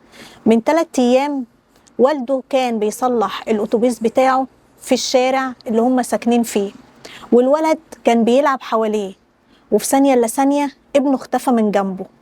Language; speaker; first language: Arabic; native; Arabic